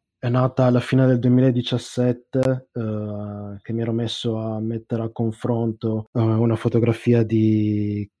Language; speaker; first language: Italian; early bilingual, other home language; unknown